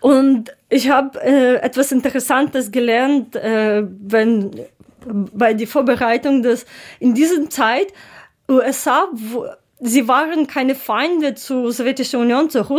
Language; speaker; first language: German; non-native, learner; Ukrainian